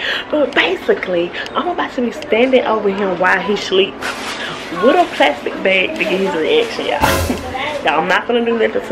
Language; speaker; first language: English; native; English